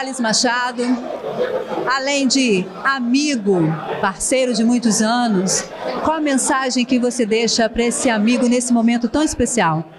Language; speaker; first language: Portuguese; native; Portuguese